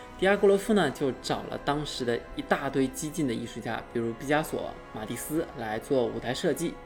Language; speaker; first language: Chinese; native; Chinese